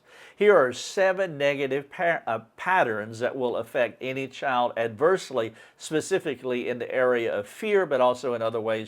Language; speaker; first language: English; native; English